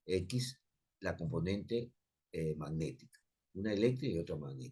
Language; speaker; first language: Spanish; native; Spanish